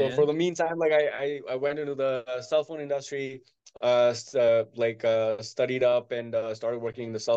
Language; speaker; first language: English; non-native, local second language; Hindi